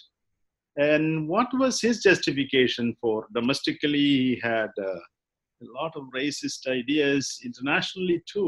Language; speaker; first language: English; non-native, local second language; Malayalam